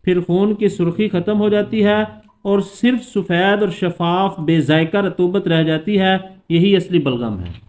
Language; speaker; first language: Hindi; non-native, local second language; Punjabi